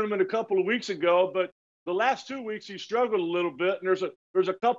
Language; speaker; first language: English; native; English